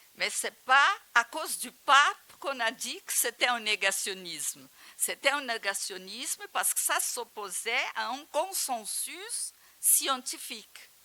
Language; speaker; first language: French; non-native, fluent; Portuguese